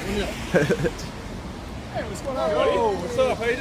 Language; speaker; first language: English; native; English